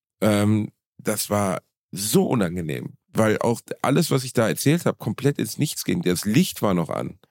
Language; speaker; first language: German; native; German